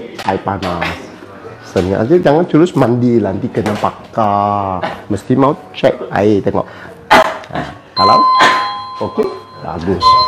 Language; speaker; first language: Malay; non-native, local second language; Chinese